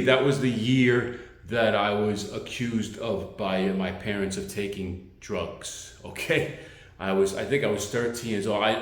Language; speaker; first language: English; native; English